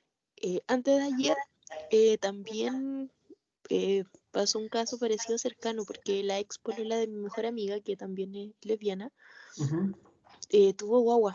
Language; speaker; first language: Spanish; native; Spanish